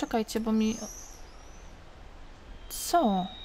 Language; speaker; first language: Polish; native; Polish